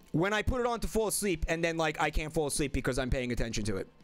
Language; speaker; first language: English; native; English